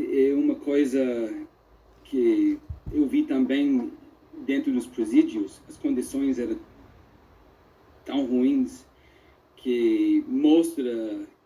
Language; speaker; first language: Portuguese; non-native, fluent; English